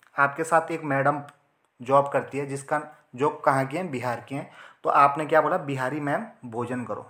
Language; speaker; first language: Hindi; native; Hindi